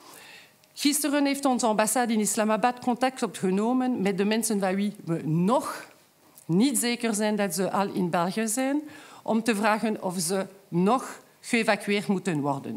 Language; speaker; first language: Dutch; non-native, local second language; French